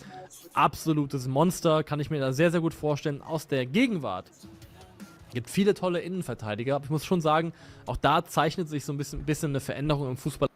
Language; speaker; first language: German; native; German